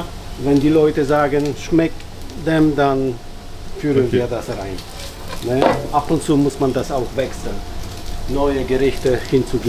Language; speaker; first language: German; non-native, fluent; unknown